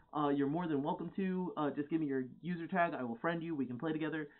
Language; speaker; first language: English; native; English